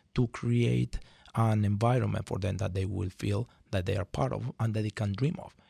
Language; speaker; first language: English; non-native, fluent; Spanish